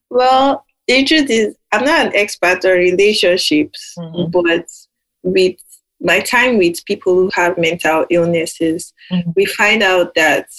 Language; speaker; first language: English; non-native, local second language; Yoruba